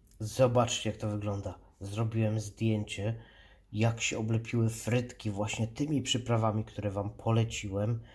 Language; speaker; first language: Polish; native; Polish